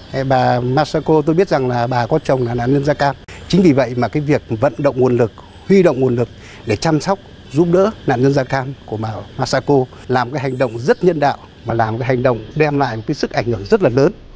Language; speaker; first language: Vietnamese; native; Vietnamese